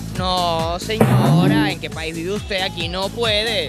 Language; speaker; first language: Spanish; native; Spanish